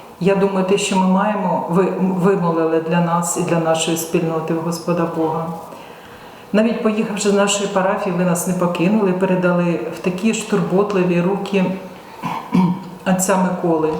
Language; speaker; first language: Ukrainian; native; Ukrainian